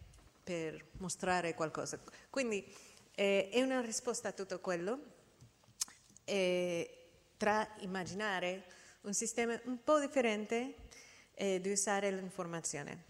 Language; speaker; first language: Italian; non-native, fluent; English